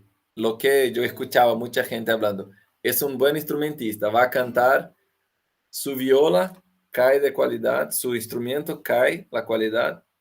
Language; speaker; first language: Spanish; non-native, fluent; Portuguese